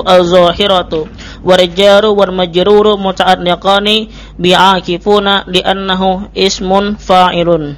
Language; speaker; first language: Arabic; non-native, learner; Indonesian